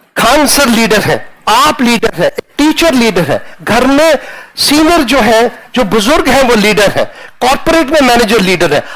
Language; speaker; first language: Hindi; non-native, local second language; Punjabi